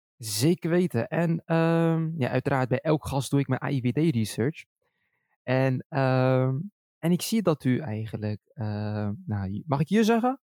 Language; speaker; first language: Dutch; early bilingual, other home language; Arabic